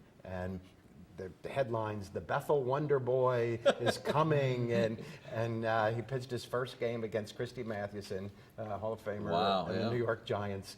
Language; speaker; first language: English; native; English